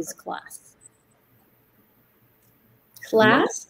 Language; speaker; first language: English; native; English